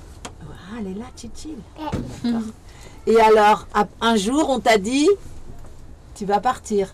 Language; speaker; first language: French; native; French